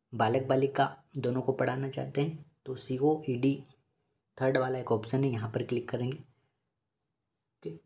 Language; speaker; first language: Hindi; native; Hindi